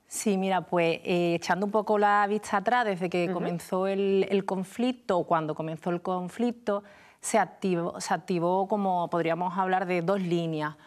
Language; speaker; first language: Spanish; native; Spanish